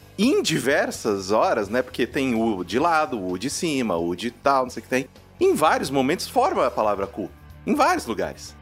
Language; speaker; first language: Portuguese; native; Portuguese